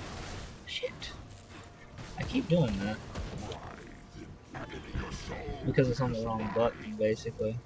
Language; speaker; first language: English; native; English